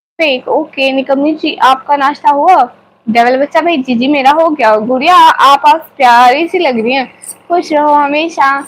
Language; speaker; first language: Urdu; non-native, local second language; Punjabi